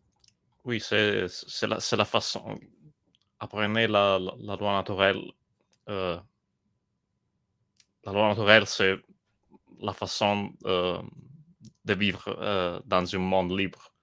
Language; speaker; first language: French; non-native, learner; Italian